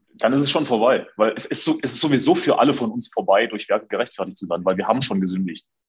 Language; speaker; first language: German; native; German